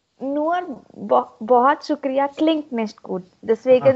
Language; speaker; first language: German; non-native, learner; Marathi